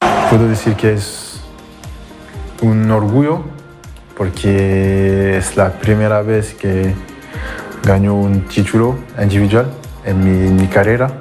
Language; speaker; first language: Spanish; non-native, fluent; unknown